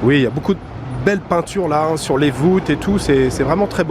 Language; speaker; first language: French; native; French